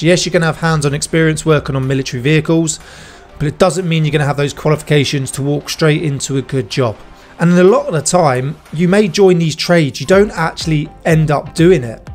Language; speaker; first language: English; native; English